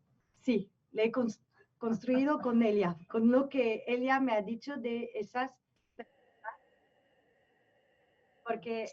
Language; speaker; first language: Spanish; non-native, fluent; French